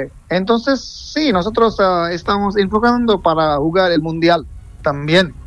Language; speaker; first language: Spanish; non-native, fluent; Bangla